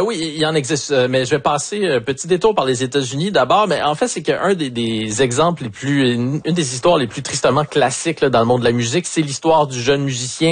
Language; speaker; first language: French; native; French